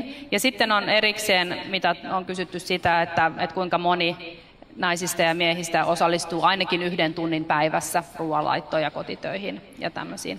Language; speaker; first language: Finnish; native; Finnish